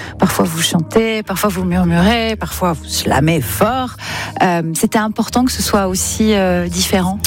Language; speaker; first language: French; native; French